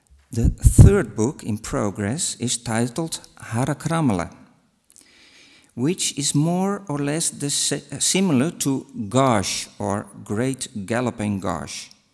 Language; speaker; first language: English; non-native, fluent; Western Frisian